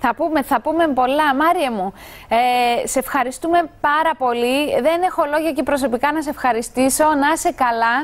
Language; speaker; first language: Greek; native; Greek